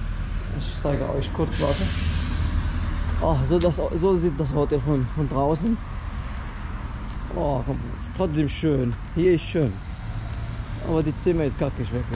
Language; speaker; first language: German; non-native, fluent; Arabic